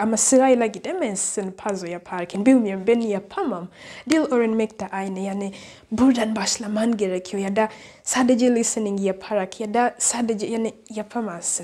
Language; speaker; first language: Turkish; non-native, learner; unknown